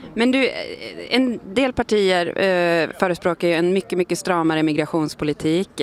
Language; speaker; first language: Swedish; native; Swedish